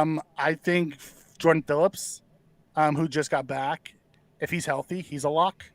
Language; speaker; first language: English; native; English